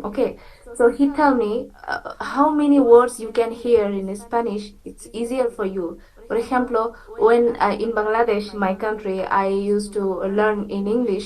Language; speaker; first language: English; non-native, fluent; Bangla